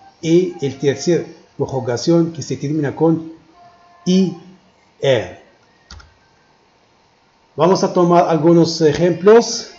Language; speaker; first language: Spanish; non-native, fluent; Arabic